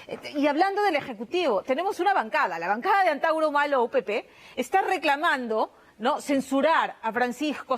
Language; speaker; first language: Spanish; native; Spanish